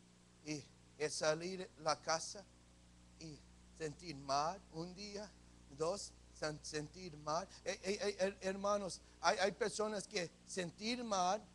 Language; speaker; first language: Spanish; early bilingual, heritage; English